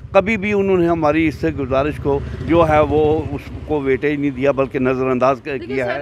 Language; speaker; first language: Hindi; native; Hindi